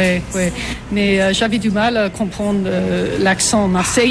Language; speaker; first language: French; non-native, fluent; English